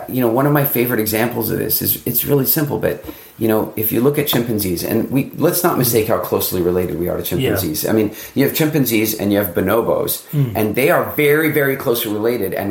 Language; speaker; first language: English; native; English